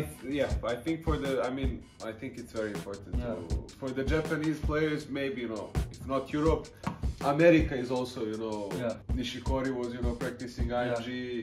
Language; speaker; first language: English; non-native, fluent; Serbian